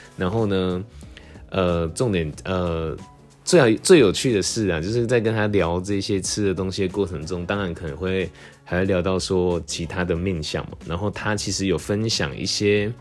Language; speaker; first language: Chinese; native; Chinese